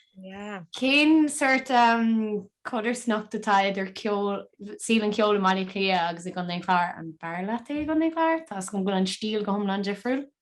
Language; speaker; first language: Irish; native; Irish